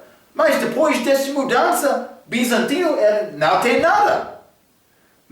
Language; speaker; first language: Portuguese; non-native, fluent; English